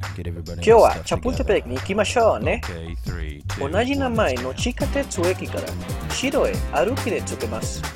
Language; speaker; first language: Japanese; non-native, learner; Spanish